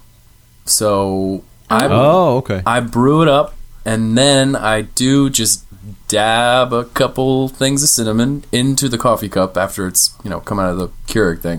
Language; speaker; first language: English; native; English